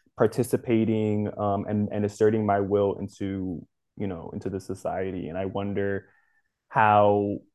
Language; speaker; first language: English; native; English